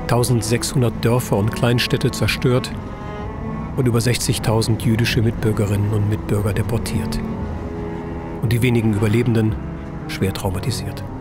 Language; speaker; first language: German; native; German